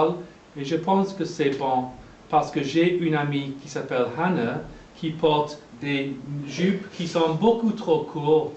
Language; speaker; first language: French; non-native, fluent; English